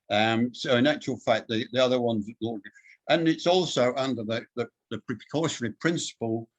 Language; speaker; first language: English; native; English